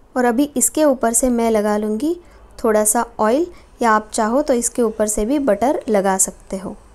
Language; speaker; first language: Hindi; non-native, local second language; Marathi